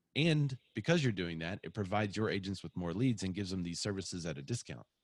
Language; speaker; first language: English; native; English